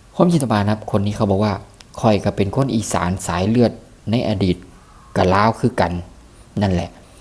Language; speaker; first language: Thai; native; Thai